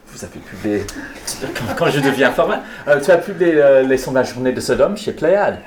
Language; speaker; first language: French; non-native, fluent; English